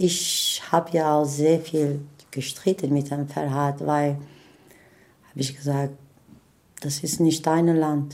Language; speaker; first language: German; non-native, learner; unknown